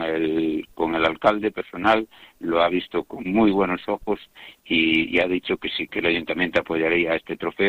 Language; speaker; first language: Spanish; native; Spanish